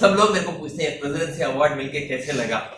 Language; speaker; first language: Hindi; non-native, local second language; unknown